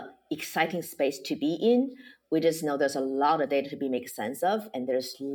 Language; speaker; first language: English; non-native, fluent; Chinese